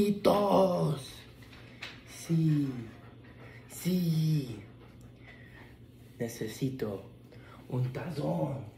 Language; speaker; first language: Spanish; non-native, learner; English